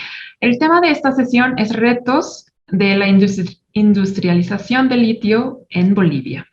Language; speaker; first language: Spanish; non-native, learner; Korean